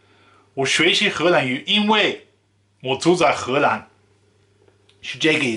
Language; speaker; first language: Chinese; non-native, fluent; Dutch